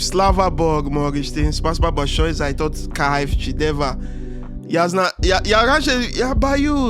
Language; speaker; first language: Russian; non-native, learner; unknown